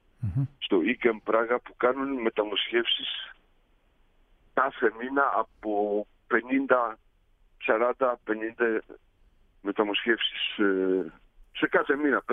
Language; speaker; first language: Greek; early bilingual, heritage; Greek